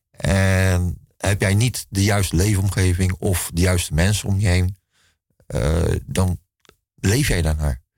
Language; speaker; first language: Dutch; native; Dutch